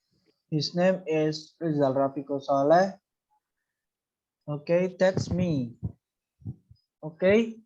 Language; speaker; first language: English; non-native, learner; Indonesian